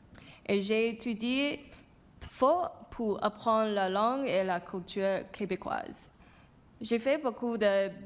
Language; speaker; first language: French; non-native, fluent; Chinese